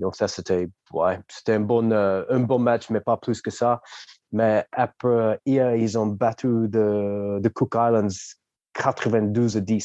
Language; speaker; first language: French; non-native, fluent; English